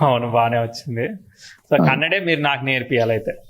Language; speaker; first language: Telugu; native; Telugu